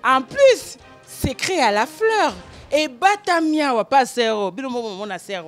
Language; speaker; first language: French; non-native, local second language; Lingala